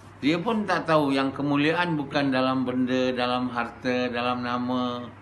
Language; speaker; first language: Malay; native; Malay